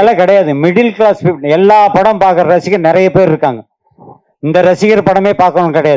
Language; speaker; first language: Tamil; native; Tamil